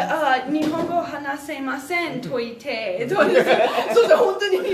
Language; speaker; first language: Japanese; non-native, learner; English